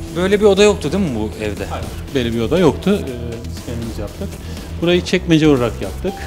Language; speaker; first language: Turkish; native; Turkish